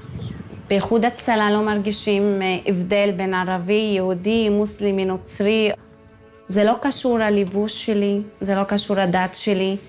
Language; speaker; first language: Hebrew; non-native, local second language; Arabic